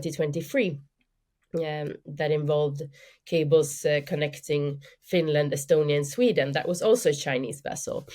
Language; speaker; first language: English; non-native, fluent; Swedish